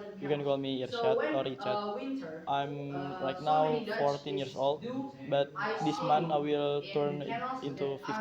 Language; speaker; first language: English; non-native, learner; Indonesian